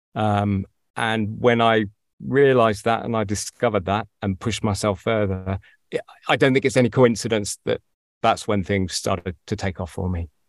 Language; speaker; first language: English; native; English